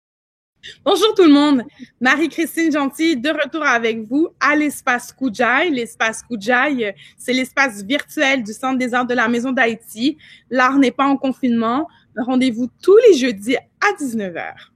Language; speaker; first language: French; native; French